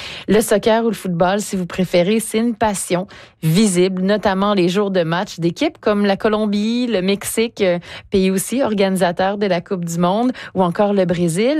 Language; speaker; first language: French; native; French